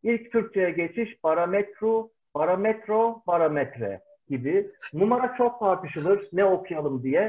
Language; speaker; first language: Turkish; native; Turkish